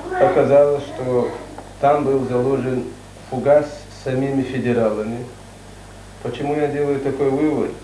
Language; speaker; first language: Russian; non-native, local second language; Chechen